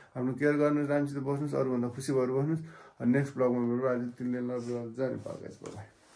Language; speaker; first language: Nepali; native; Nepali